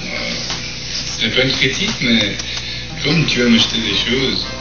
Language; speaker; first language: French; non-native, fluent; Portuguese